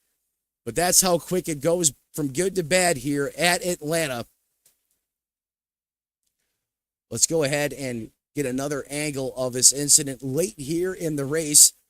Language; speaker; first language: English; native; English